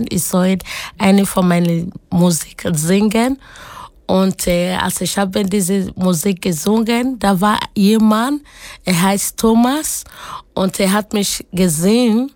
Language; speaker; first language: German; non-native, learner; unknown